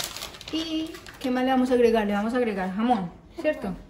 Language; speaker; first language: Spanish; native; Spanish